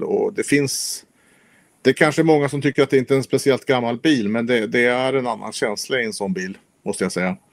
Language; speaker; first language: Swedish; native; Swedish